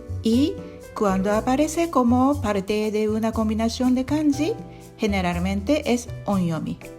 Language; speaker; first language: Spanish; non-native, fluent; Japanese